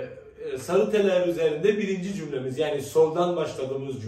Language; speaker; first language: Turkish; non-native, fluent; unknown